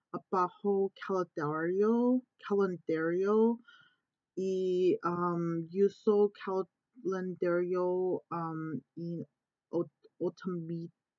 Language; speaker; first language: Spanish; non-native, learner; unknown